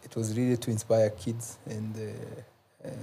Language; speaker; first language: English; non-native, local second language; Kikuyu